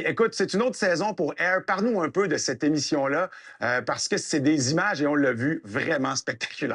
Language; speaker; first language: French; native; French